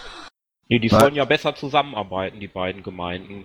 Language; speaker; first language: German; native; German